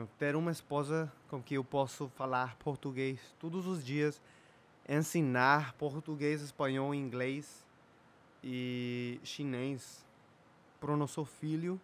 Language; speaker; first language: Portuguese; non-native, fluent; Spanish